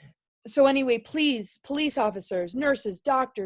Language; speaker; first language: English; native; English